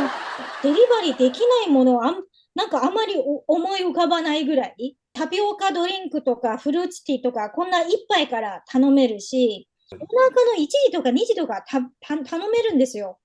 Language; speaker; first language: Japanese; native; Japanese